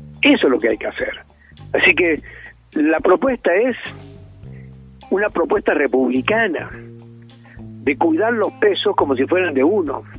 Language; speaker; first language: Spanish; native; Spanish